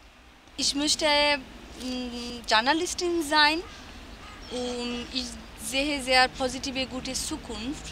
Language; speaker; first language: German; non-native, learner; Bangla